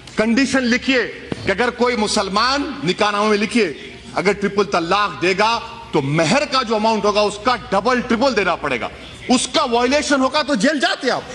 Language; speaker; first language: Urdu; native; Urdu